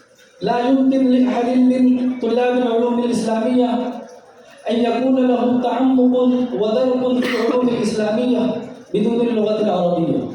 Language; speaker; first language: Arabic; non-native, fluent; Urdu